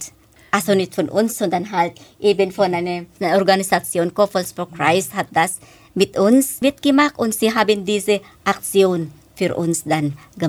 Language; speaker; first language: German; non-native, fluent; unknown